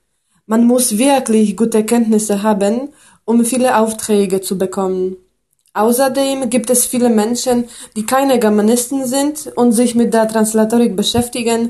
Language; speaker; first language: German; non-native, fluent; Polish